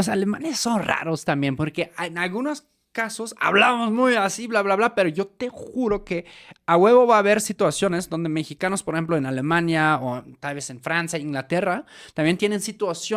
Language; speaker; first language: Spanish; native; Spanish